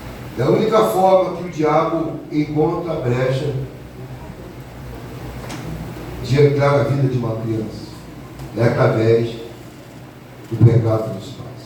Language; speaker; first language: Portuguese; native; Portuguese